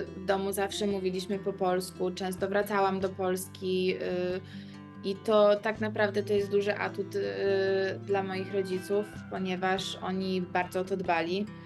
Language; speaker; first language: Polish; early bilingual, heritage; Polish